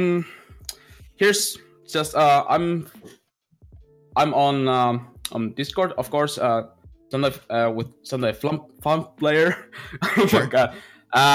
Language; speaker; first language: English; non-native, fluent; Finnish